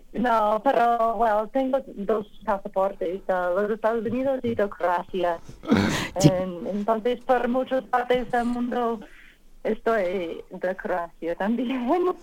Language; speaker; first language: Spanish; non-native, learner; English